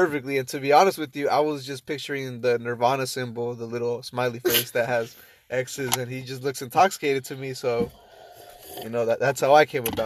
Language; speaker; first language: English; non-native, fluent; Spanish